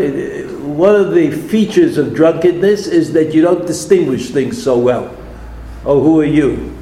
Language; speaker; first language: English; native; English